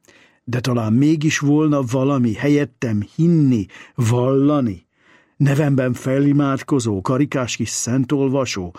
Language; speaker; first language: Hungarian; native; Hungarian